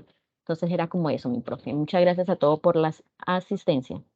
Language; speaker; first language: Spanish; native; Spanish